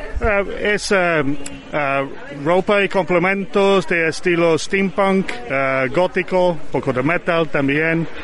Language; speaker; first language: Spanish; non-native, learner; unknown